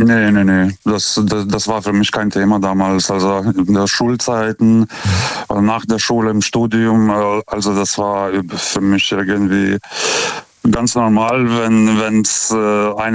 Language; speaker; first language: German; non-native, fluent; Lithuanian